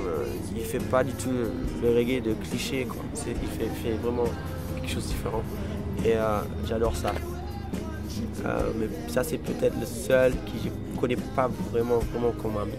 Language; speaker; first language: French; non-native, fluent; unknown